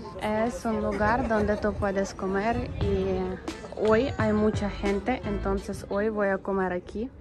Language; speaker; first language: Spanish; non-native, learner; Ukrainian